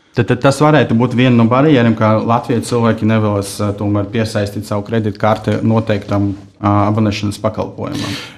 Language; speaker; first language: Latvian; non-native, local second language; Russian